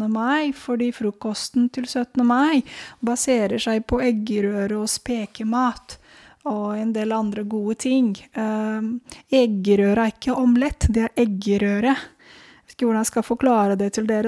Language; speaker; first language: Norwegian; non-native, fluent; Romanian